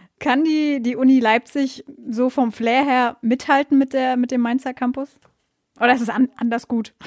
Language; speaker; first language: German; native; German